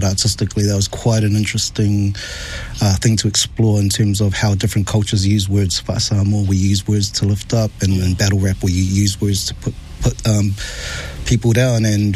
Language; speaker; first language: English; native; English